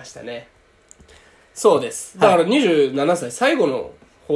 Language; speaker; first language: Japanese; native; Japanese